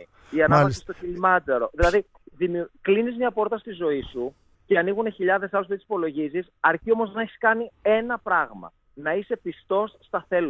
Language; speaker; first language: Greek; native; Greek